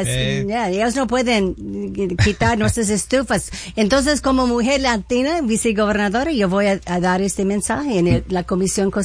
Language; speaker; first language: Spanish; early bilingual, heritage; Spanish